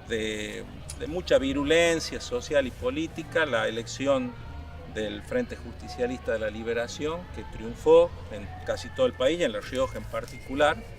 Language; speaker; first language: Spanish; native; Spanish